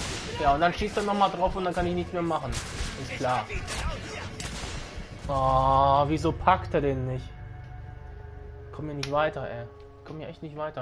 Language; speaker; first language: German; native; German